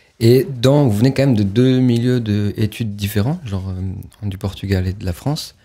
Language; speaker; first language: French; native; French